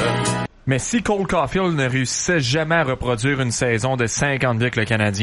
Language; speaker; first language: French; native; French